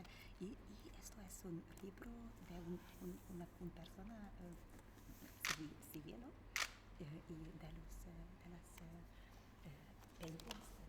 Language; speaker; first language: Spanish; non-native, learner; Hungarian